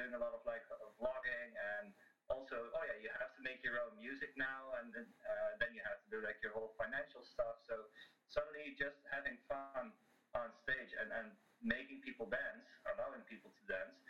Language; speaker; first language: English; non-native, fluent; Dutch